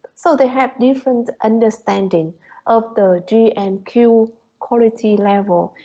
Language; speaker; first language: English; non-native, fluent; Vietnamese